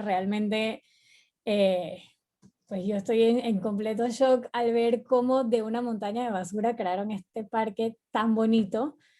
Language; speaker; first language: Spanish; native; Spanish